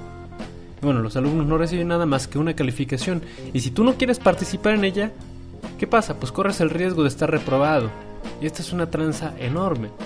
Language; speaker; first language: Spanish; native; Spanish